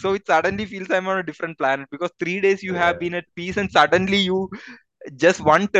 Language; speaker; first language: English; non-native, local second language; Malayalam